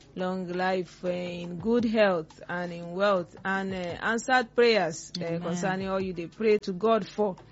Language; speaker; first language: Nigerian Pidgin; non-native, local second language; Yoruba